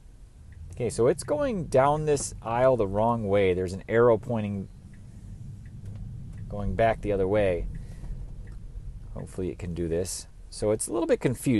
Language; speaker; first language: English; native; English